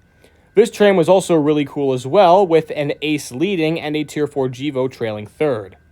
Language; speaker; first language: English; native; English